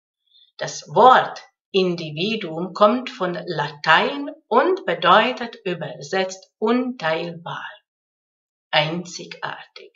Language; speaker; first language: German; non-native, fluent; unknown